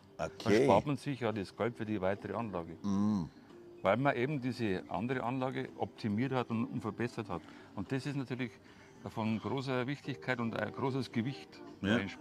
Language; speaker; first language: German; native; German